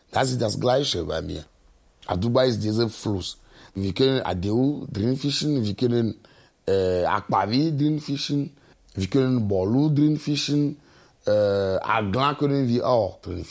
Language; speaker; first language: German; non-native, learner; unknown